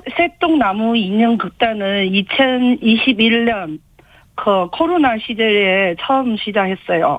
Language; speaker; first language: Korean; non-native, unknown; Chinese